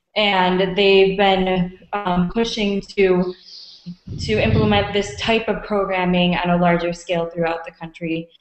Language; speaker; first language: English; native; English